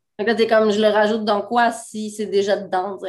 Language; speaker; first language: French; native; French